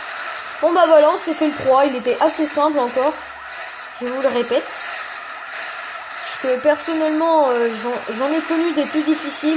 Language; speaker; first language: French; native; French